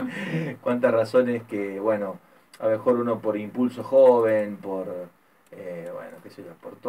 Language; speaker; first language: Spanish; native; Spanish